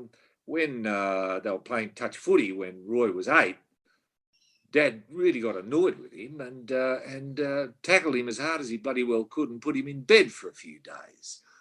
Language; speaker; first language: English; native; English